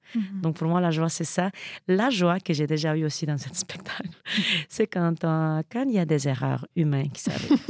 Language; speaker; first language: French; non-native, fluent; Spanish